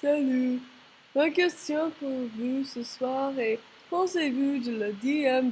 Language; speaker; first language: French; non-native, learner; English